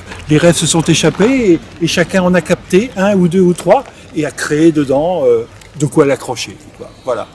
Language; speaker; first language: French; native; French